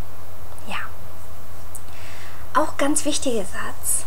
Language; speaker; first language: German; non-native, fluent; Mongolian